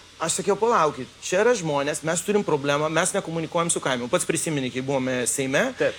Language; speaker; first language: Lithuanian; early bilingual, heritage; Spanish